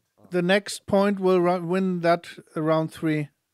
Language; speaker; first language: English; non-native, fluent; German